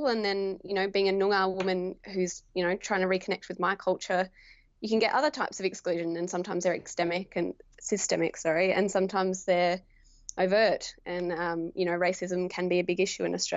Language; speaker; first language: English; native; English